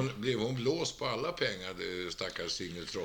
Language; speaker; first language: Swedish; native; Swedish